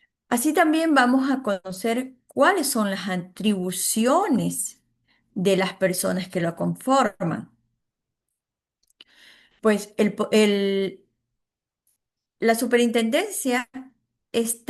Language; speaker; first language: Spanish; native; Spanish